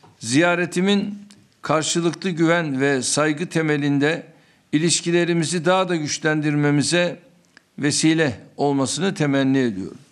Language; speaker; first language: Turkish; native; Turkish